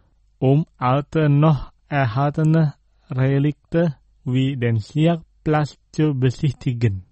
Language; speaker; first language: German; non-native, fluent; Indonesian